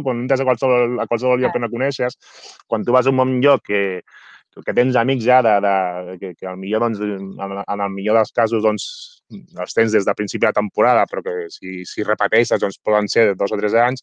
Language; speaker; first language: Catalan; native; Catalan